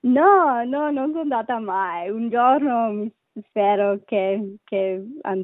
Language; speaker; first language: Italian; non-native, learner; Sinhala